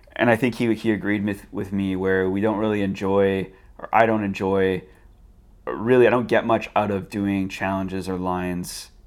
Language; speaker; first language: English; native; English